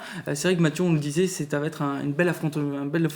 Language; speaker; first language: French; native; French